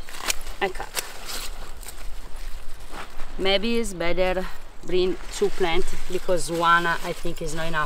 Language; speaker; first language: English; non-native, learner; Italian